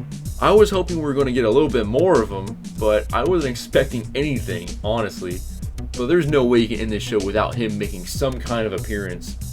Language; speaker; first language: English; native; English